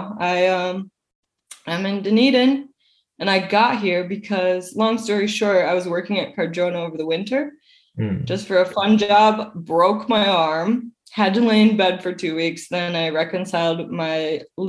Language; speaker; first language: English; native; English